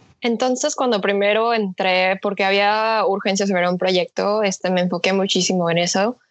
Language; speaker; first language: Spanish; early bilingual, other home language; Korean